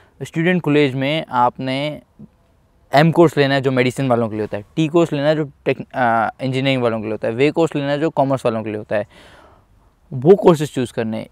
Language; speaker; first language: Urdu; non-native, local second language; Punjabi